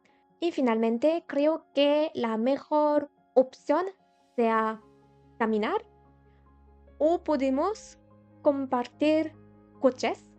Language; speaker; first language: Spanish; non-native, learner; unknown